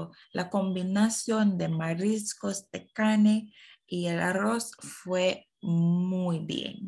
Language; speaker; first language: Spanish; non-native, fluent; English